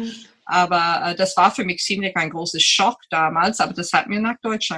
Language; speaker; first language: German; non-native, fluent; English